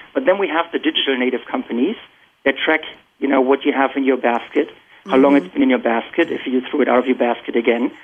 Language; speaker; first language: English; non-native, fluent; German